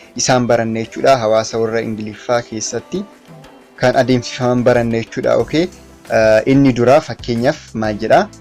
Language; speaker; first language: Oromo; native; Oromo